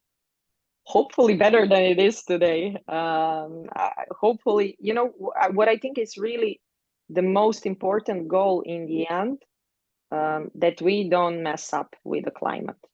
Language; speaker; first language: English; non-native, fluent; Croatian